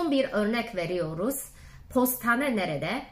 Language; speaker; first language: Turkish; non-native, fluent; Chinese